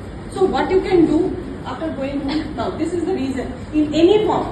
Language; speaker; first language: English; non-native, local second language; Bangla